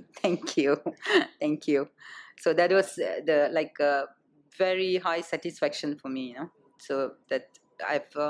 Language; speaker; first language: English; non-native, local second language; Tamil